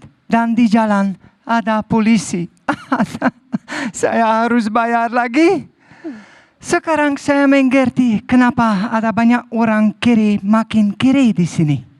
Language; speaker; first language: Indonesian; non-native, learner; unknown